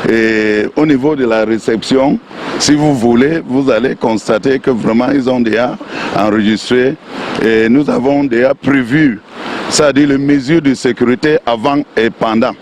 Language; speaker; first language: French; non-native, local second language; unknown